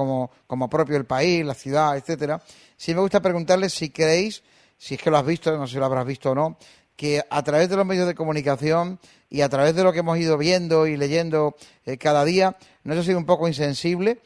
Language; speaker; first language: Spanish; native; Spanish